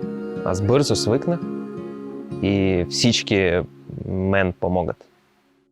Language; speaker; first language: Bulgarian; non-native, learner; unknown